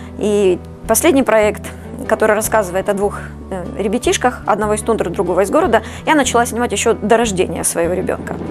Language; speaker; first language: Russian; native; Russian